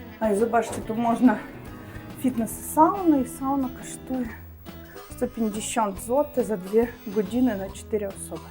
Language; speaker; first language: Polish; non-native, learner; Russian